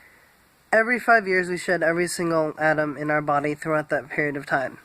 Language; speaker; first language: English; native; English